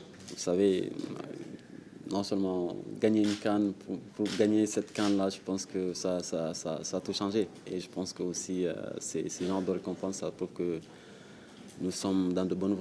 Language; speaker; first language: French; non-native, local second language; Wolof